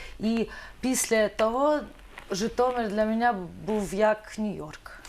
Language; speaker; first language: Ukrainian; non-native, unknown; Russian